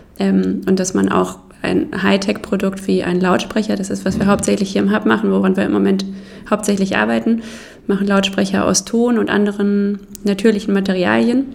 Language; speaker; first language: German; native; German